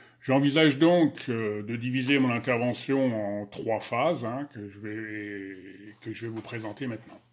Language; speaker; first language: French; native; French